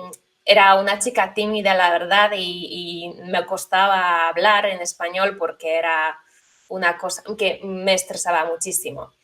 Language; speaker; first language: Spanish; non-native, fluent; Polish